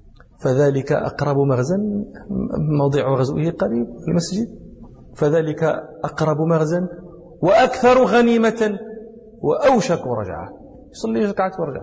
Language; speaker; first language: Arabic; native; Arabic